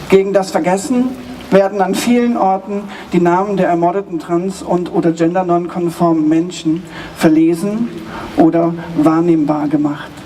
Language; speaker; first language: German; native; German